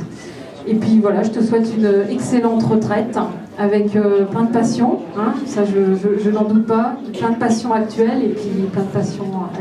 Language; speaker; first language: French; native; French